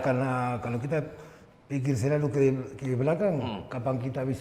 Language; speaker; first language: Indonesian; non-native, learner; Spanish